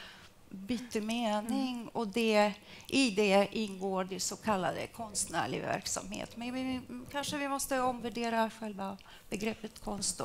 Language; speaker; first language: Swedish; non-native, fluent; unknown